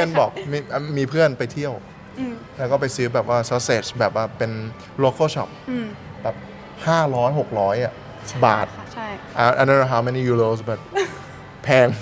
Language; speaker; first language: Thai; native; Thai